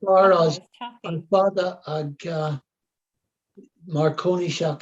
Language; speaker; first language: Irish; non-native, local second language; English